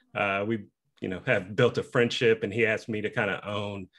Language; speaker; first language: English; native; English